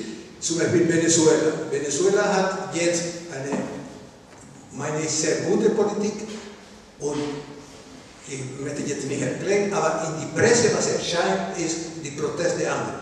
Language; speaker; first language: German; non-native, learner; Spanish